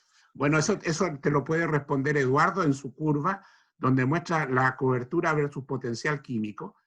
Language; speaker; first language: Spanish; native; Spanish